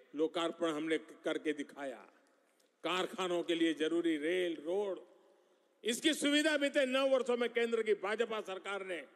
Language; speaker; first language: Hindi; non-native, local second language; Gujarati